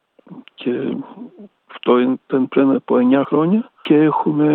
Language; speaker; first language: Greek; early bilingual, heritage; Greek